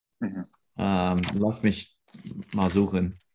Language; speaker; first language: German; non-native, learner; English